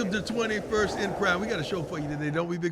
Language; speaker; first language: English; native; English